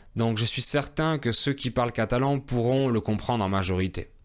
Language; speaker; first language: French; native; French